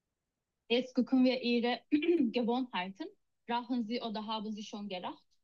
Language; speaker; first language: German; non-native, learner; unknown